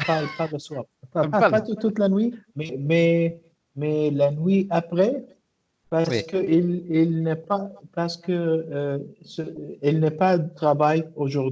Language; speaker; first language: French; non-native, learner; Arabic